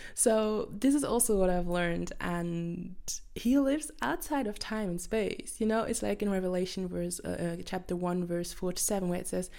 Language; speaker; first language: English; non-native, fluent; German